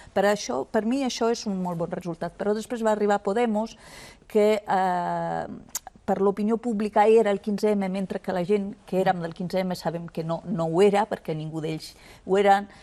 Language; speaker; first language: Catalan; non-native, fluent; Italian